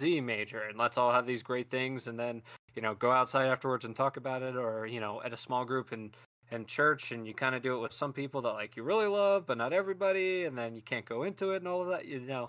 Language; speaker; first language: English; native; English